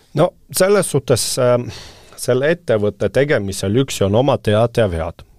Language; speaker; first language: Estonian; non-native, local second language; Russian